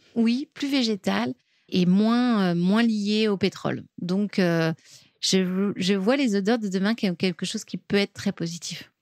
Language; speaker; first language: French; native; French